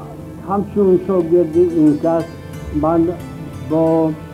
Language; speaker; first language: Persian; non-native, fluent; Czech